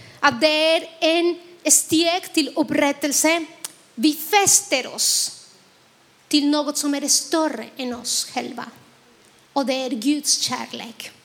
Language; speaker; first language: Swedish; non-native, fluent; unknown